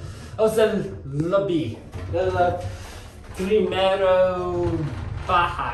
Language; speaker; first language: Spanish; non-native, learner; English